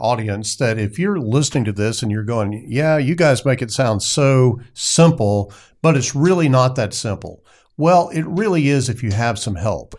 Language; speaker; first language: English; native; English